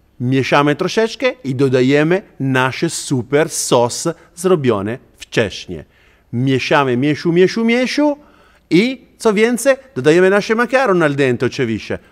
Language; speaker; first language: Polish; non-native, learner; Italian